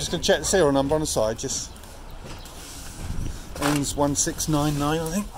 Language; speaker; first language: English; native; English